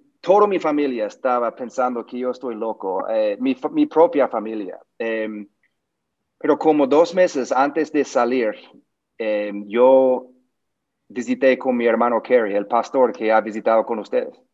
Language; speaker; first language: Spanish; non-native, learner; English